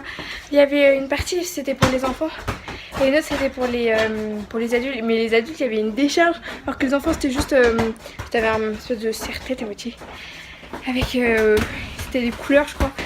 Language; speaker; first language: French; native; French